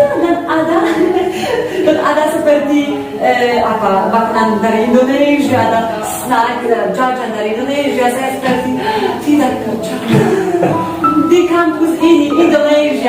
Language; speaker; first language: Indonesian; non-native, fluent; Polish